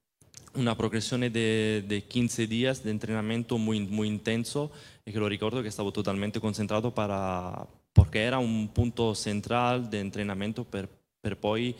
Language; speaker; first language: Spanish; non-native, learner; Italian